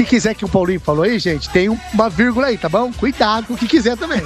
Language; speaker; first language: Portuguese; native; Portuguese